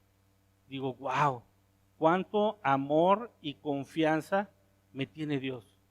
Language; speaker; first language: Spanish; native; Spanish